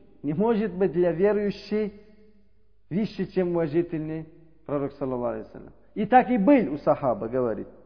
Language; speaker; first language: Russian; non-native, learner; Uzbek